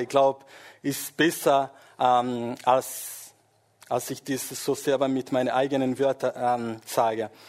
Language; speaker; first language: German; non-native, fluent; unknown